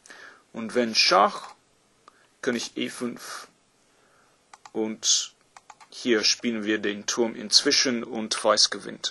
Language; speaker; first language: German; non-native, fluent; English